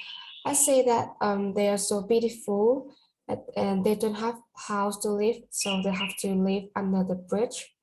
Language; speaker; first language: English; non-native, learner; Vietnamese